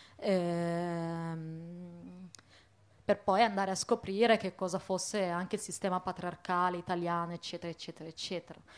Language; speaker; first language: Italian; early bilingual, other home language; Arabic